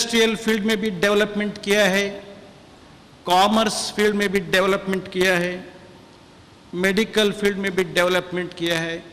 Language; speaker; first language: Hindi; non-native, local second language; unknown